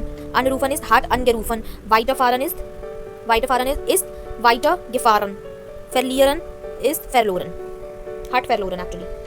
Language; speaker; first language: German; non-native, fluent; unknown